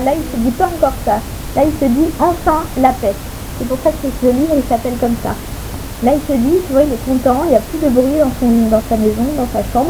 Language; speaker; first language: French; native; French